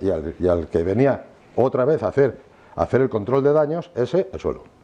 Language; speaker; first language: Spanish; native; Spanish